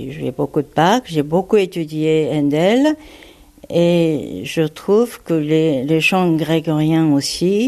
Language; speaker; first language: French; non-native, fluent; Japanese